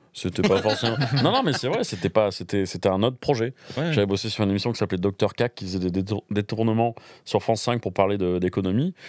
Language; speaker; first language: French; native; French